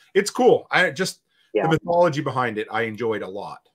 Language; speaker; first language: English; native; English